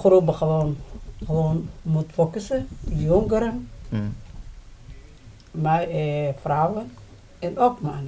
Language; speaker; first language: Dutch; non-native, learner; Somali